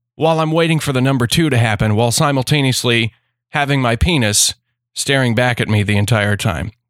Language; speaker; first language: English; native; English